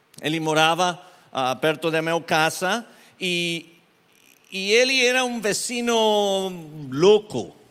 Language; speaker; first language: Portuguese; non-native, learner; Spanish